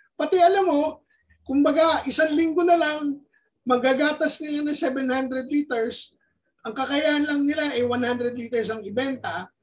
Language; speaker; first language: Filipino; native; Filipino